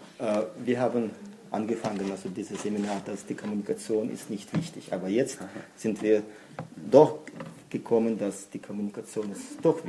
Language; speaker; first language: German; non-native, fluent; Russian